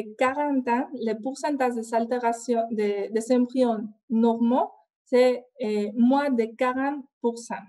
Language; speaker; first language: French; non-native, fluent; Spanish